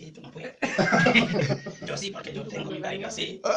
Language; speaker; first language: Spanish; non-native, learner; Haitian Creole